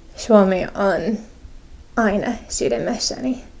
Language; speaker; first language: Finnish; non-native, learner; English